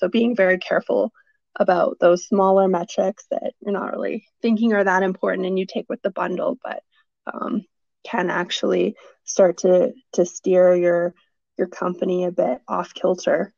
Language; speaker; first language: English; native; English